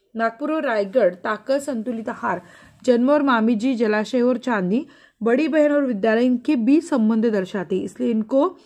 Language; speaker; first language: Hindi; non-native, local second language; Marathi